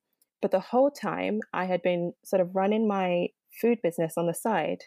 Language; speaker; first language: English; non-native, local second language; Yoruba